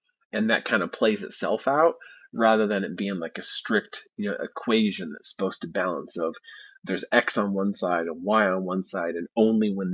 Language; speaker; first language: English; native; English